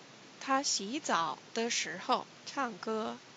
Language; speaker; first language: Chinese; non-native, fluent; English